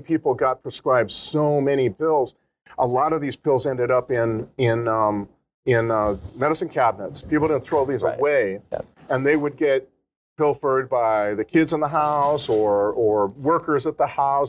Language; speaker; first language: English; native; English